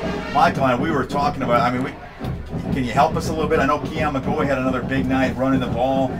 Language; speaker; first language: English; native; English